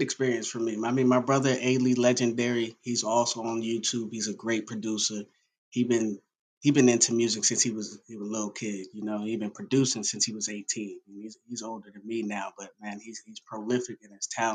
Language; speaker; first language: English; native; English